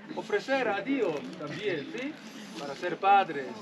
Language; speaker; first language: Spanish; non-native, learner; Korean